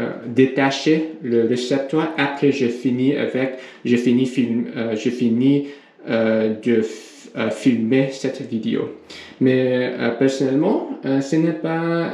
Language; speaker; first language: French; non-native, learner; English